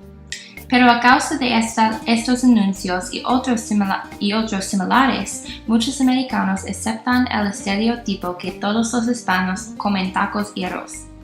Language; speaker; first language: Spanish; non-native, learner; English